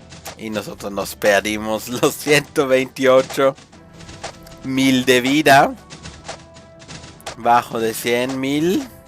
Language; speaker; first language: Spanish; non-native, fluent; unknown